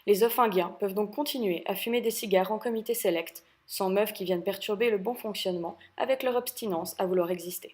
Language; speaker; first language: French; native; French